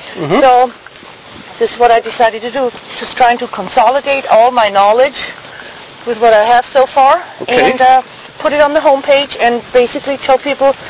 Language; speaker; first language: English; non-native, fluent; German